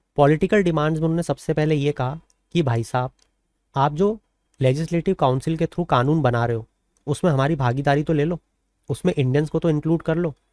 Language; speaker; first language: Hindi; native; Hindi